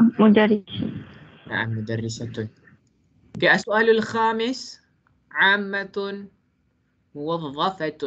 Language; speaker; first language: Arabic; non-native, fluent; Malay